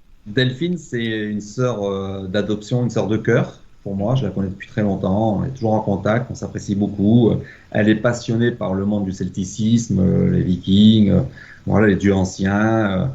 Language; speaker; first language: French; native; French